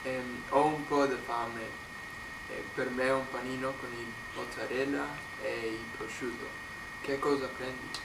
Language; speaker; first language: Italian; non-native, learner; English